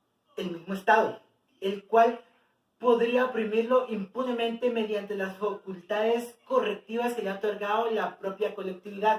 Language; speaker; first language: Spanish; native; Spanish